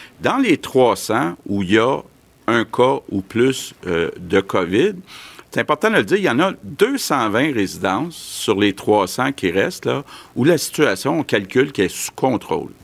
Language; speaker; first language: French; native; French